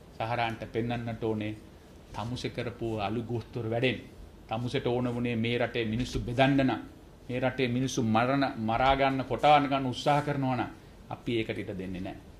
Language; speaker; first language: Sinhala; non-native, local second language; Tamil